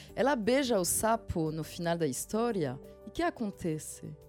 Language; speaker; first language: Portuguese; non-native, fluent; French